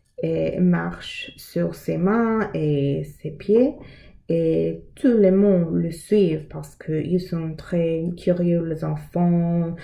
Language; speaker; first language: French; non-native, learner; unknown